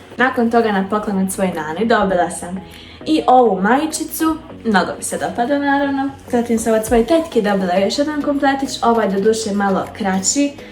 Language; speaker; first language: Bosnian; early bilingual, heritage; Bosnian